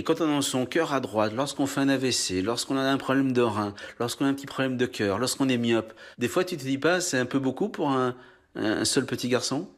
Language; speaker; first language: French; native; French